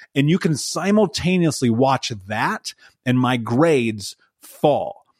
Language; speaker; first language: English; native; English